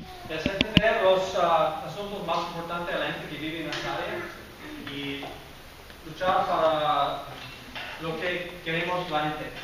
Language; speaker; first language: Spanish; non-native, fluent; English